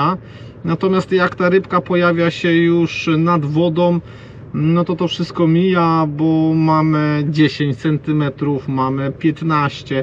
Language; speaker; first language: Polish; native; Polish